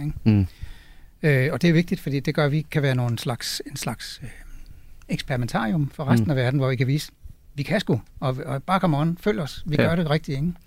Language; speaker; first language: Danish; native; Danish